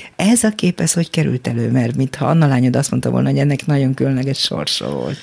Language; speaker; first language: Hungarian; native; Hungarian